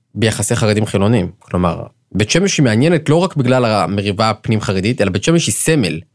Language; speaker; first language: Hebrew; native; Hebrew